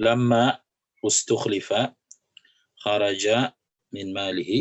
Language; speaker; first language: Arabic; non-native, fluent; Indonesian